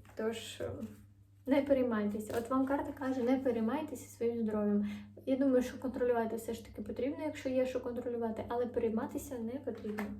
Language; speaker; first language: Ukrainian; non-native, local second language; Russian